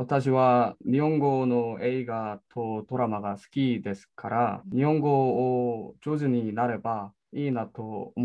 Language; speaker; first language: Japanese; non-native, learner; Korean